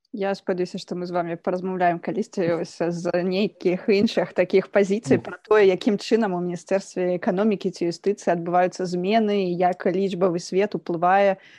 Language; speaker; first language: Belarusian; non-native, local second language; Russian